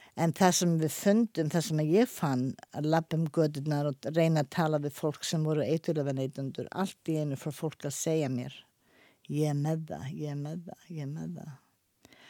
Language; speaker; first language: Icelandic; native; Icelandic